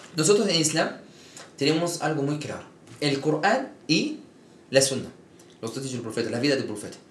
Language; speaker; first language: Spanish; non-native, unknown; Arabic